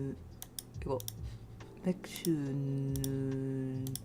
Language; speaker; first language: Korean; non-native, learner; English